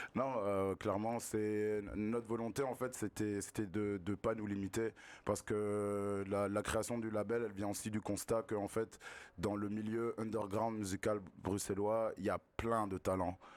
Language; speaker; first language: French; native; French